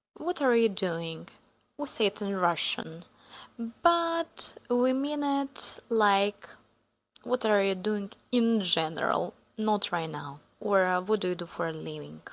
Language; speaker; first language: English; non-native, fluent; Russian